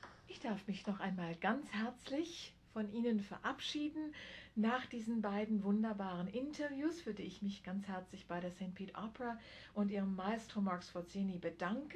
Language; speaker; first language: German; native; German